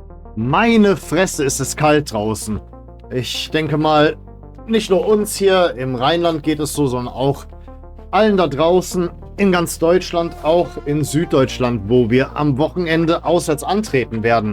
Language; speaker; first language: German; native; German